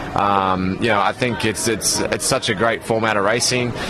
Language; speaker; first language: English; native; English